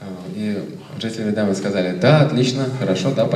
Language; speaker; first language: Russian; native; Russian